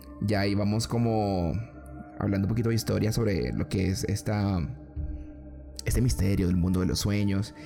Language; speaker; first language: Spanish; native; Spanish